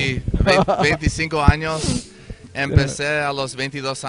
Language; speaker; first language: Spanish; early bilingual, heritage; Spanish